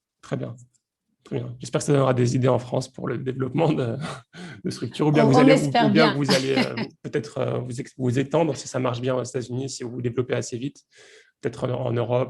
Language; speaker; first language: French; native; French